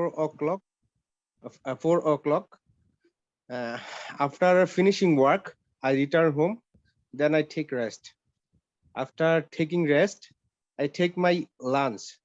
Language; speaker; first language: English; non-native, learner; Bangla